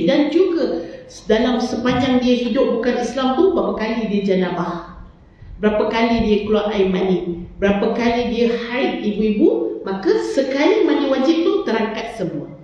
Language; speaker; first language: Malay; native; Malay